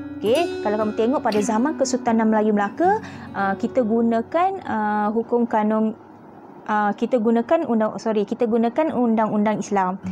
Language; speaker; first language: Malay; native; Malay